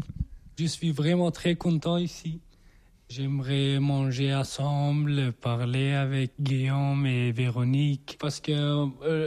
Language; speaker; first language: French; non-native, learner; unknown